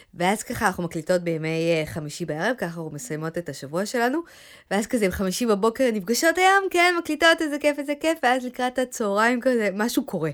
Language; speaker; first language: Hebrew; native; Hebrew